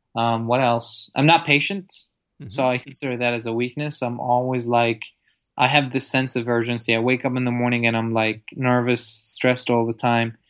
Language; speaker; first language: English; early bilingual, other home language; Arabic